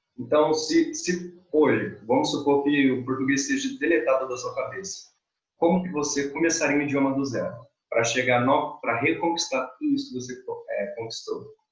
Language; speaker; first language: Portuguese; native; Portuguese